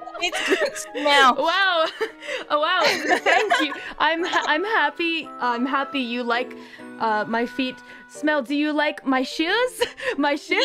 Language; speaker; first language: English; non-native, learner; Japanese